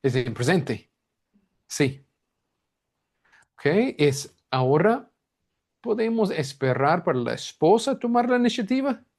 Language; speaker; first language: Spanish; non-native, fluent; English